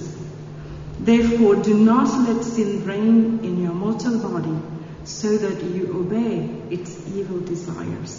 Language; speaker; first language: English; non-native, local second language; Telugu